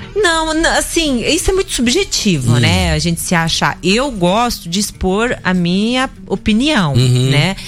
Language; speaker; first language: Portuguese; non-native, local second language; Russian